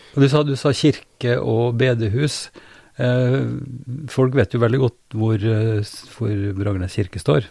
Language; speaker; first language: Norwegian; native; Norwegian